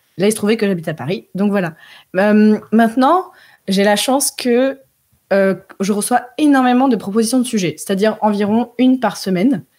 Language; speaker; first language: French; early bilingual, heritage; French